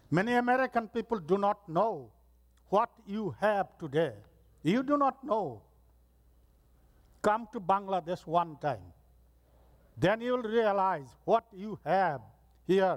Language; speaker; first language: English; non-native, local second language; Bangla